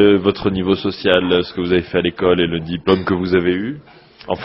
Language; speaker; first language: French; native; French